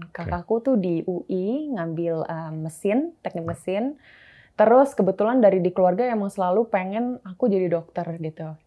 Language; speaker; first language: Indonesian; native; Indonesian